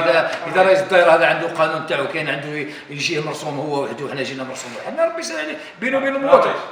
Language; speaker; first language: Arabic; native; Arabic